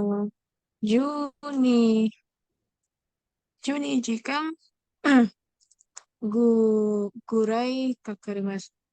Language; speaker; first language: Japanese; non-native, learner; Indonesian